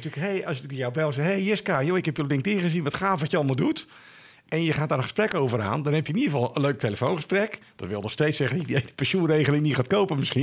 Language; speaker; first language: Dutch; native; Dutch